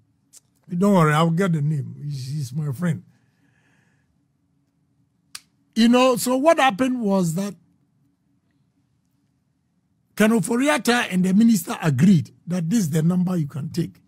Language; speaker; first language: English; non-native, local second language; Akan